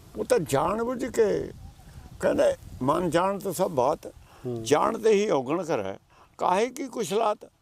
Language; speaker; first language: Hindi; non-native, local second language; Punjabi